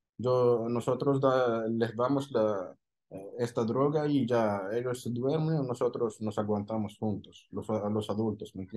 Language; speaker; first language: Spanish; non-native, fluent; Arabic